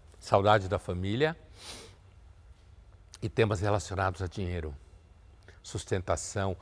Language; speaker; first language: Portuguese; native; Portuguese